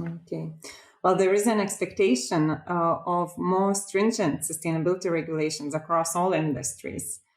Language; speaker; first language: English; non-native, fluent; Lithuanian